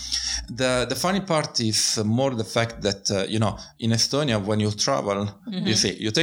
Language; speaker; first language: English; non-native, fluent; Italian